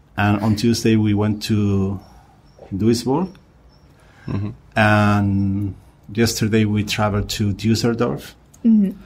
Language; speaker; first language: English; non-native, fluent; Spanish